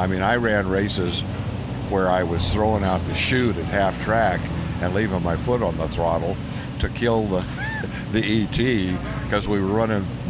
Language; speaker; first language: English; native; English